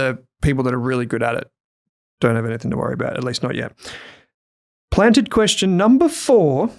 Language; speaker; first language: English; native; English